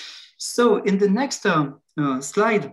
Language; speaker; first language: English; non-native, fluent; French